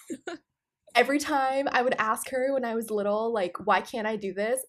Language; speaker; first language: English; non-native, local second language; Punjabi